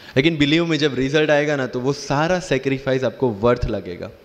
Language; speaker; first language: Hindi; non-native, local second language; Gujarati